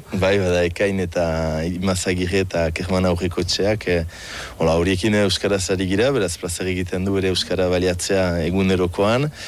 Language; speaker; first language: Basque; native; Basque